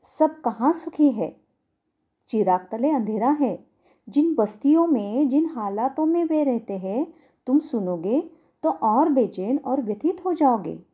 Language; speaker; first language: Hindi; non-native, local second language; Marathi